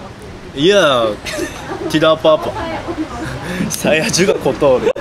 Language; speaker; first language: Indonesian; non-native, learner; Japanese